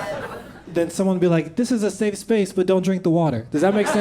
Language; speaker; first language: English; native; English